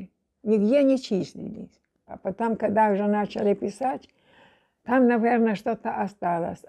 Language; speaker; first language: Russian; non-native, local second language; German